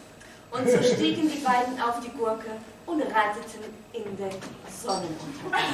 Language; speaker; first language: German; native; German